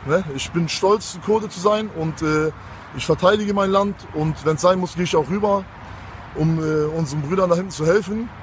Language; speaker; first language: German; early bilingual, other home language; Kurdish